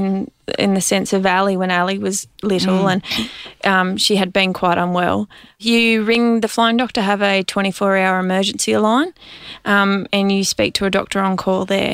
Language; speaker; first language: English; native; English